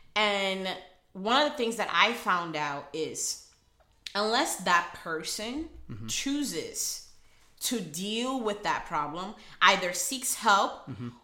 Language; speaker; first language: English; early bilingual, other home language; Portuguese